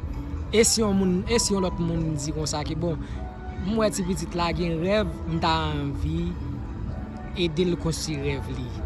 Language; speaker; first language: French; non-native, local second language; Haitian Creole